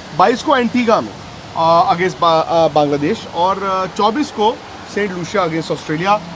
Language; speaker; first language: Hindi; native; Hindi